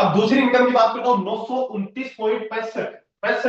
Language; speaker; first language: Hindi; native; Hindi